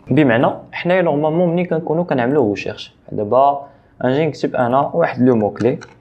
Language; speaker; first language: Arabic; native; Arabic